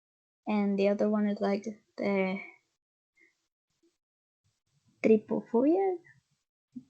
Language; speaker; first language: English; non-native, fluent; Spanish